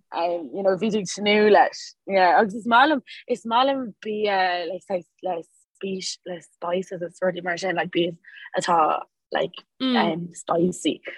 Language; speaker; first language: Irish; non-native, local second language; English